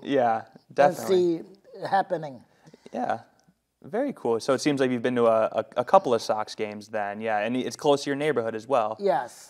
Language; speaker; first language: English; native; English